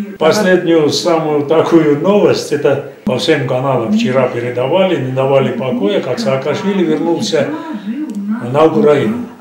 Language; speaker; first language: Russian; native; Russian